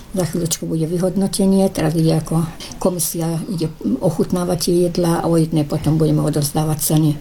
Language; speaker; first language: Slovak; early bilingual, heritage; Slovak